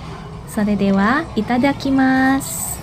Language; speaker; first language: Japanese; non-native, fluent; Indonesian